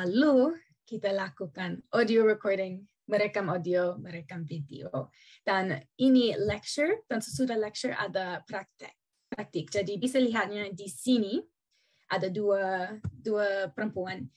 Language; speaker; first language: Indonesian; non-native, learner; English